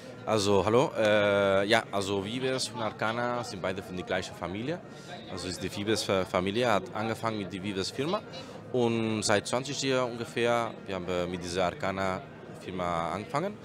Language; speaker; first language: German; non-native, learner; Spanish